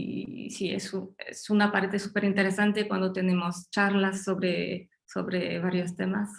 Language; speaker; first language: Spanish; non-native, fluent; French